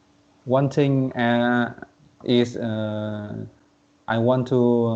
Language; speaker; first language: English; non-native, learner; Vietnamese